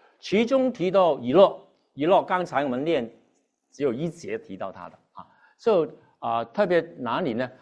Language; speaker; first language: Chinese; non-native, local second language; Cantonese